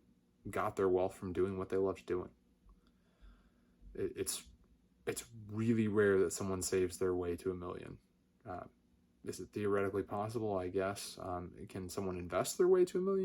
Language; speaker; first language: English; native; English